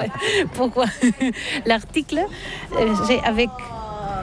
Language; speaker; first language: French; non-native, learner; Catalan